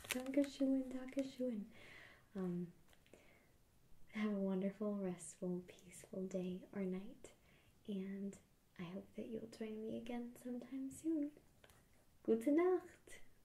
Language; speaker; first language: English; native; English